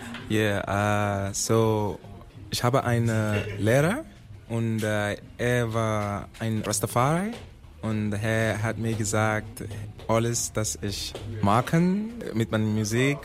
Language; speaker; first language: German; non-native, learner; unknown